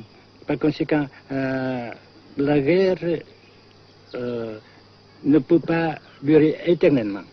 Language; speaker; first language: French; non-native, local second language; Vietnamese